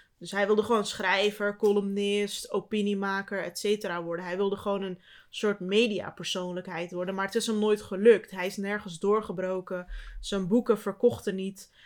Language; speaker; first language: Dutch; early bilingual, other home language; Turkish